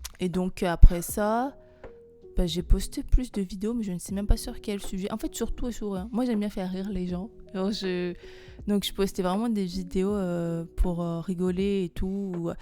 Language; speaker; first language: French; non-native, local second language; Malagasy